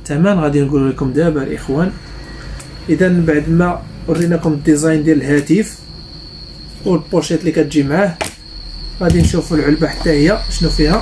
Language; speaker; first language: Arabic; native; Arabic